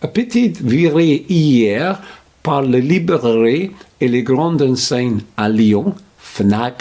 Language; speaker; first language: French; non-native, fluent; English